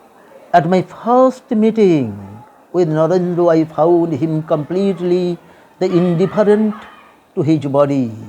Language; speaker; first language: English; non-native, local second language; Bangla